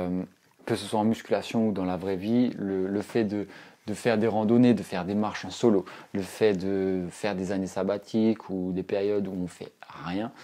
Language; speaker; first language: French; native; French